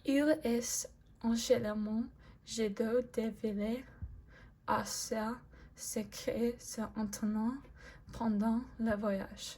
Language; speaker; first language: French; non-native, learner; English